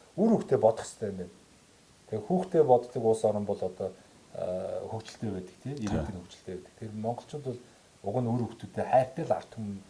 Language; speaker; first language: Mongolian; native; Mongolian